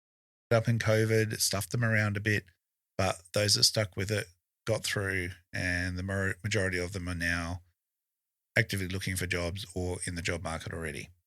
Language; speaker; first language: English; native; English